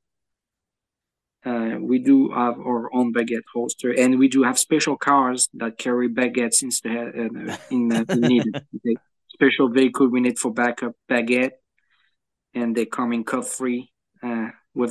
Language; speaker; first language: English; non-native, fluent; French